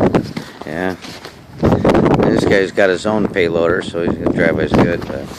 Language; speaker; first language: English; native; English